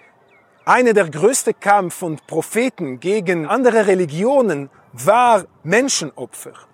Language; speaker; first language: German; non-native, fluent; Hebrew